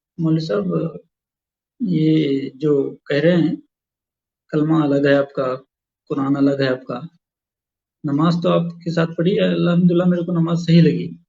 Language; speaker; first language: Urdu; native; Urdu